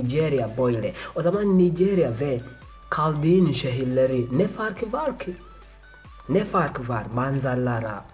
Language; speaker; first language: Turkish; non-native, learner; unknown